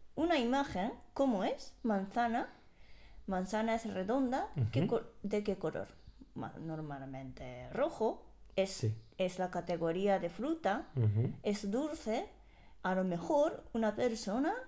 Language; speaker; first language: Spanish; non-native, fluent; Japanese